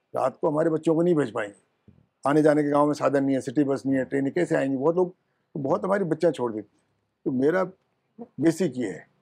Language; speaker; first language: Hindi; native; Hindi